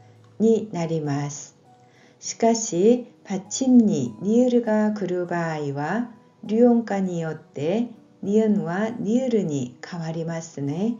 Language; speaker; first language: Japanese; non-native, fluent; Korean